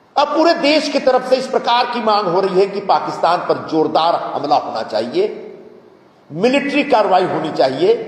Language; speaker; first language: Hindi; non-native, local second language; Marathi